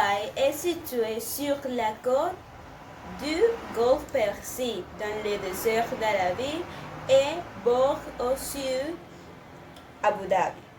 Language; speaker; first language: French; non-native, learner; Spanish